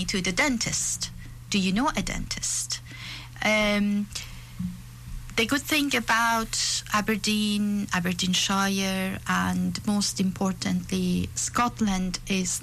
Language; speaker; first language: English; non-native, fluent; Persian